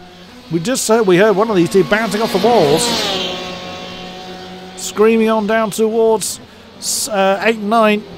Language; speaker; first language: English; native; English